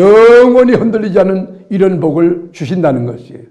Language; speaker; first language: Korean; native; Korean